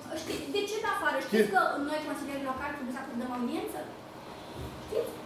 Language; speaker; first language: Romanian; native; Romanian